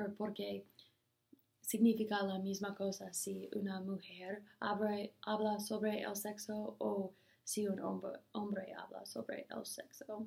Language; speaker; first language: Spanish; non-native, learner; English